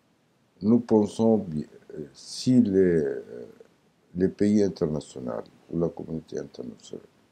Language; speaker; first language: French; non-native, learner; Arabic